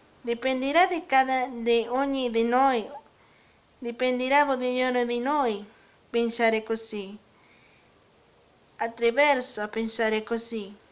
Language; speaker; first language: Italian; non-native, learner; Spanish